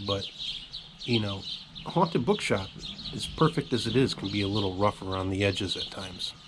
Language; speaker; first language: English; native; English